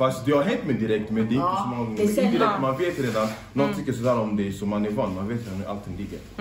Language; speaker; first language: Swedish; non-native, local second language; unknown